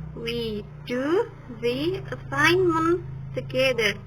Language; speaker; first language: English; non-native, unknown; Indonesian